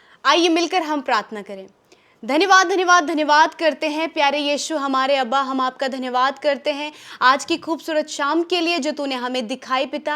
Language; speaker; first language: Hindi; native; Hindi